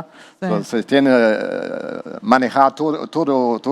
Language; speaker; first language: Spanish; non-native, learner; German